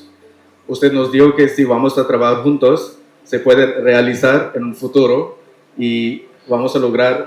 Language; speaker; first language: Spanish; non-native, learner; Tamil